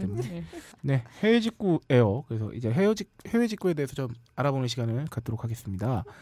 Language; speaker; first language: Korean; native; Korean